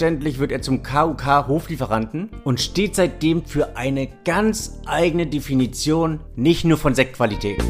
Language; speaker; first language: German; native; German